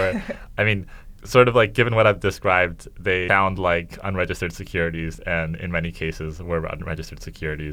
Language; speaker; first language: English; native; English